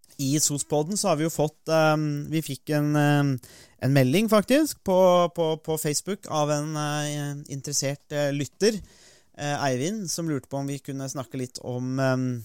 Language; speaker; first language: Norwegian; native; Norwegian